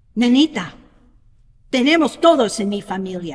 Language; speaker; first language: Spanish; early bilingual, other home language; English